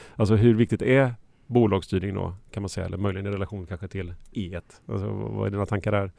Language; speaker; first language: Swedish; native; Swedish